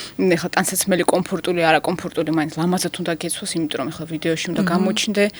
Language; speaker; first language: Georgian; non-native, local second language; Russian